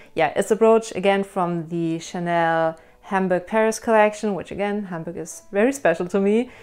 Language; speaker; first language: English; non-native, fluent; German